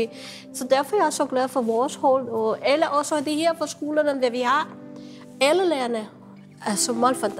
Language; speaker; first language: Danish; non-native, learner; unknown